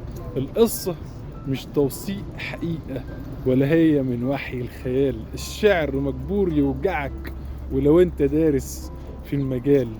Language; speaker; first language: Arabic; native; Arabic